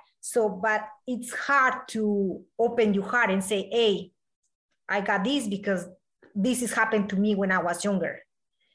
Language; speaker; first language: English; non-native, learner; Spanish